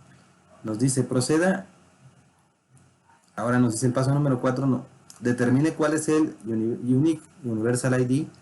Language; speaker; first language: Spanish; native; Spanish